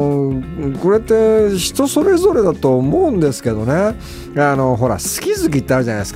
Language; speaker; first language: Japanese; native; Japanese